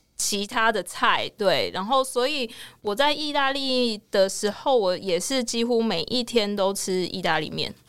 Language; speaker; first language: Chinese; native; Chinese